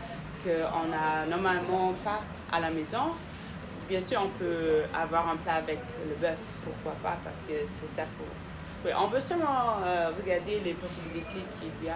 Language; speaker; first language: French; non-native, fluent; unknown